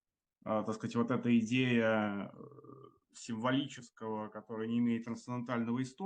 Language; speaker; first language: Russian; native; Russian